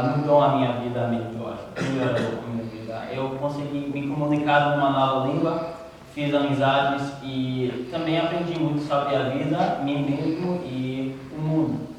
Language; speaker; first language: Portuguese; non-native, learner; English